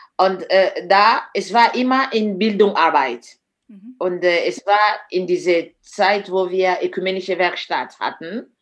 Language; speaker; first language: German; non-native, fluent; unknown